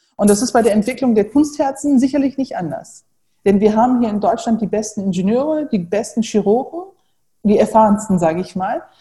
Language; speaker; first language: German; early bilingual, other home language; Turkish